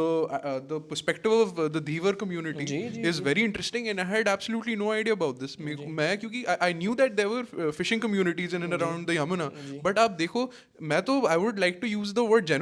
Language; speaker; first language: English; non-native, local second language; Hindi